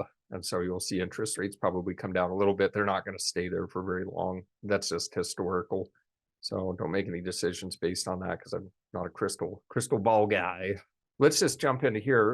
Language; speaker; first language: English; native; English